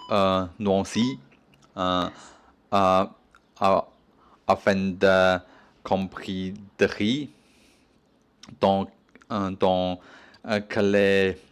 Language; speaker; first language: French; non-native, learner; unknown